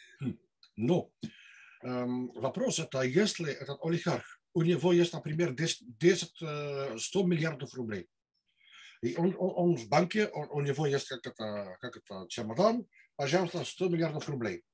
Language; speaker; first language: Russian; non-native, learner; Dutch